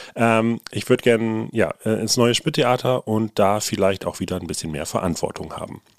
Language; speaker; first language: German; native; German